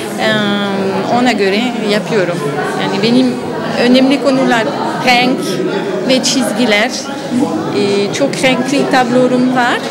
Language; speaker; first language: Turkish; non-native, learner; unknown